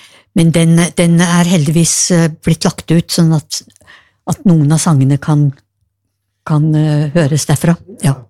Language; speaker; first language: Norwegian; native; Norwegian